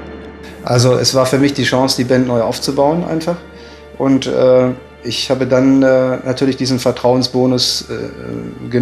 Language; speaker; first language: German; native; German